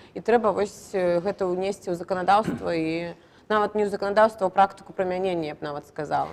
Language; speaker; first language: Belarusian; non-native, local second language; Russian